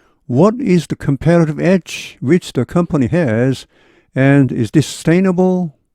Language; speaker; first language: English; non-native, fluent; Korean